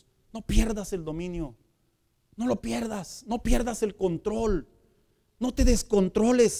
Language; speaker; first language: Spanish; native; Spanish